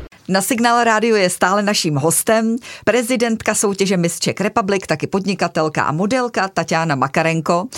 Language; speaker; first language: Czech; native; Czech